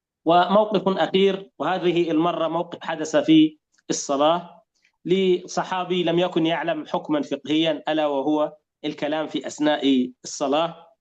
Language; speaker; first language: Arabic; native; Arabic